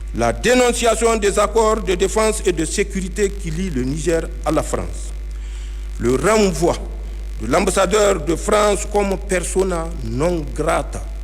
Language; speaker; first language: French; non-native, local second language; Hausa